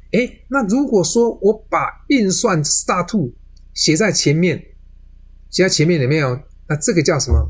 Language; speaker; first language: Chinese; native; Chinese